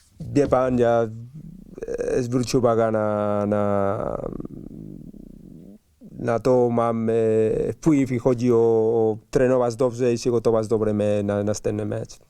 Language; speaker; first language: Polish; non-native, learner; Spanish